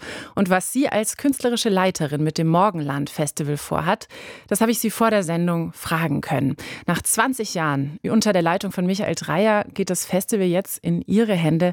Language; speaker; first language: German; native; German